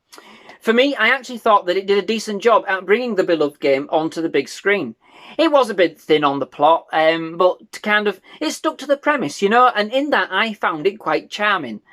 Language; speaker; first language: English; native; English